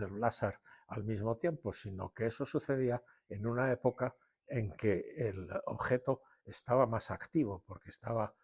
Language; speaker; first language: Spanish; native; Spanish